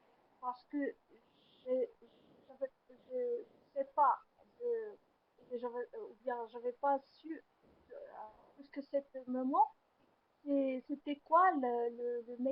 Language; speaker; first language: French; non-native, learner; Arabic